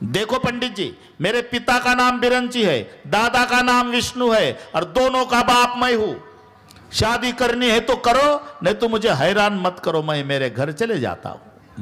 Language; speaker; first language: Hindi; non-native, local second language; Marathi